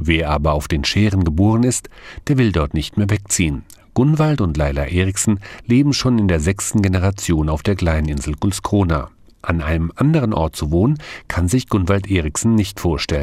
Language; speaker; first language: German; native; German